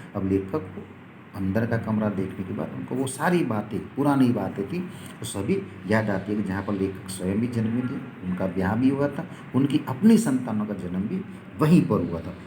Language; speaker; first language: Hindi; non-native, local second language; Gujarati